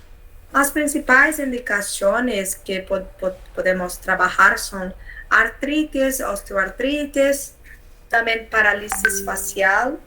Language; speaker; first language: Spanish; non-native, learner; Portuguese